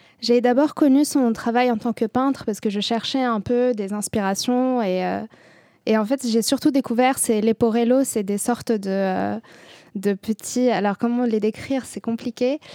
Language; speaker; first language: French; non-native, local second language; Arabic